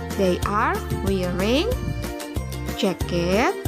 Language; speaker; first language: English; non-native, fluent; Indonesian